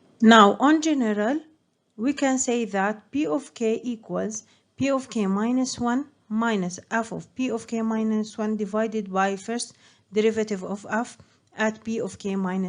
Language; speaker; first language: English; non-native, fluent; Arabic